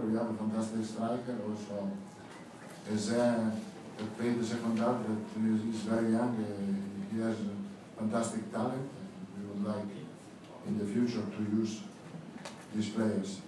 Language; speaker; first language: English; non-native, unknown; Italian